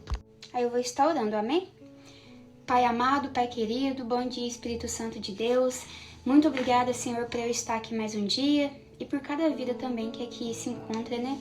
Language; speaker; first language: Portuguese; native; Portuguese